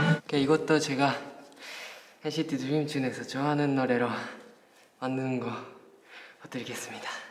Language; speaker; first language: Korean; non-native, fluent; Japanese